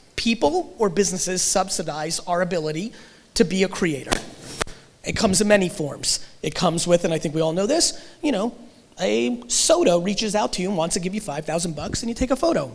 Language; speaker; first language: English; early bilingual, other home language; Russian